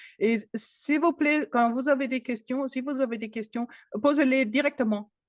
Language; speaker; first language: French; non-native, fluent; German